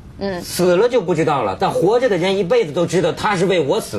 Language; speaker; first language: Chinese; native; Chinese